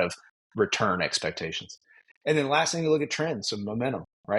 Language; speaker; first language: English; native; English